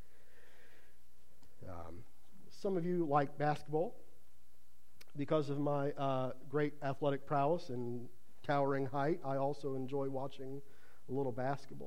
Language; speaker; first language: English; native; English